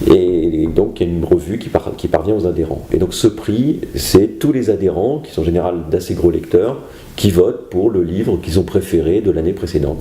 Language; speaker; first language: French; native; French